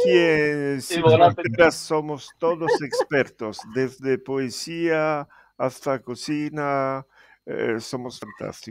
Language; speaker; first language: Spanish; non-native, learner; Italian